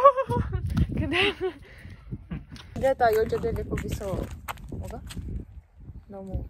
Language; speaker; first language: Korean; non-native, learner; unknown